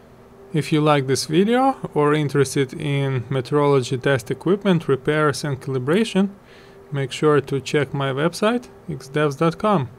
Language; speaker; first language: English; non-native, fluent; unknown